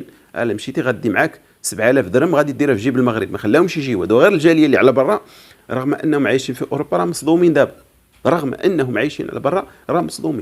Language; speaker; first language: Arabic; native; Arabic